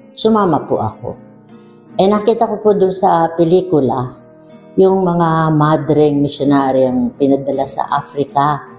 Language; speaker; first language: Filipino; non-native, local second language; Bikol